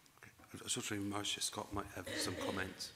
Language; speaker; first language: English; native; English